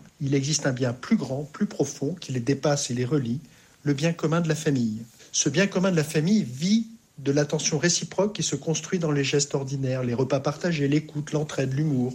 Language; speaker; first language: French; native; French